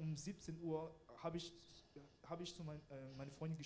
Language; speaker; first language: German; non-native, learner; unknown